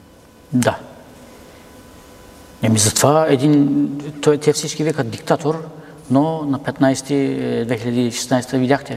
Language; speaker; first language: Bulgarian; non-native, local second language; Turkish